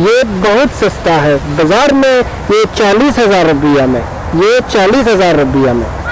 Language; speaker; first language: Hindi; non-native, fluent; Arabic